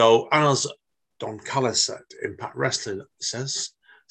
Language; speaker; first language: English; native; English